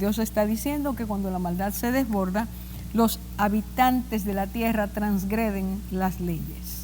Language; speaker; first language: Spanish; native; Spanish